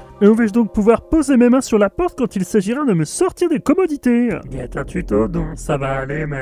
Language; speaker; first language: French; native; French